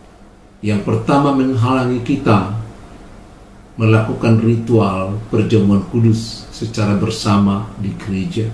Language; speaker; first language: Indonesian; native; Indonesian